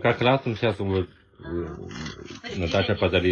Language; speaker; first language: Russian; non-native, learner; Chinese